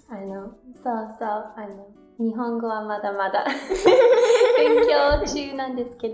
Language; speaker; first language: Japanese; non-native, learner; English